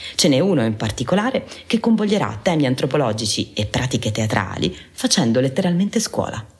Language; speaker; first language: Italian; native; Italian